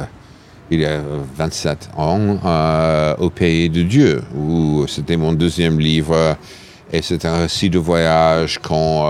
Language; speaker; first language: French; non-native, fluent; English